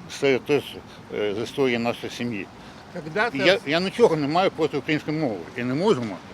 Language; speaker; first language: Ukrainian; non-native, local second language; Russian